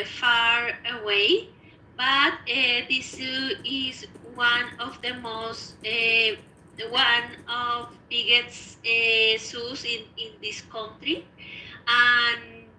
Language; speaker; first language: English; non-native, learner; Spanish